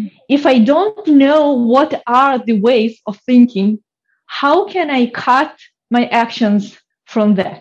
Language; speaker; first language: English; non-native, fluent; Russian